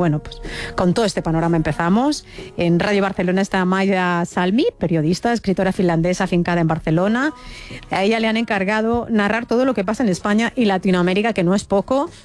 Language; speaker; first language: Spanish; native; Spanish